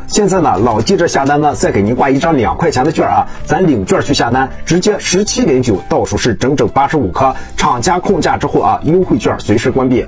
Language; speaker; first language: Chinese; native; Chinese